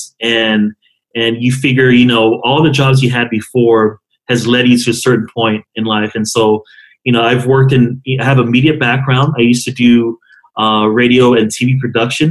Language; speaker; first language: English; native; English